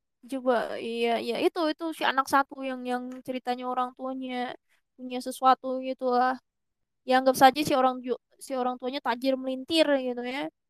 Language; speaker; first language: Indonesian; native; Indonesian